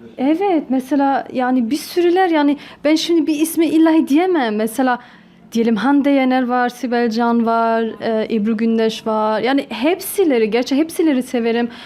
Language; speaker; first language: Turkish; early bilingual, heritage; Turkish